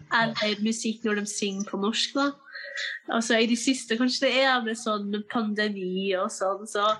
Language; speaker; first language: Norwegian; non-native, fluent; English